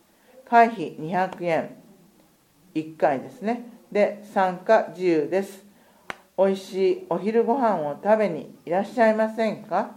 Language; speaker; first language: Japanese; native; Japanese